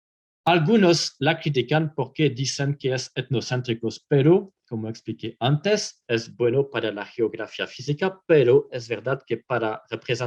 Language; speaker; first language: Spanish; non-native, fluent; French